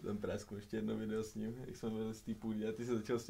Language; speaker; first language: Czech; native; Czech